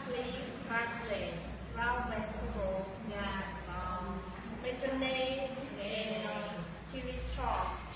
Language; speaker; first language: English; non-native, learner; Vietnamese